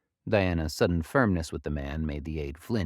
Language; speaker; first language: English; native; English